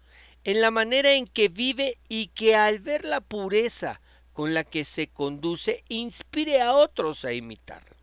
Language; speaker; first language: Spanish; native; Spanish